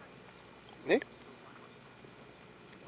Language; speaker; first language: Japanese; native; Japanese